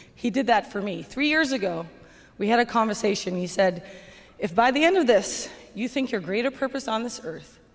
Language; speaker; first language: English; native; English